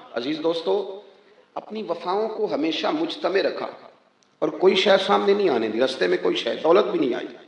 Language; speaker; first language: Urdu; non-native, local second language; Punjabi